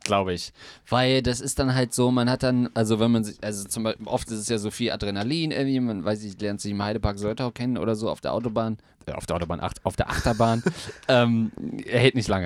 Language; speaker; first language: German; native; German